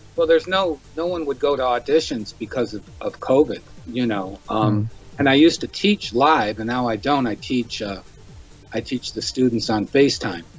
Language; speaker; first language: English; native; English